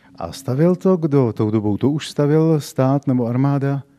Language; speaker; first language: Czech; native; Czech